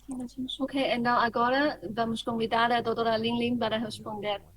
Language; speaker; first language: Portuguese; non-native, fluent; Chinese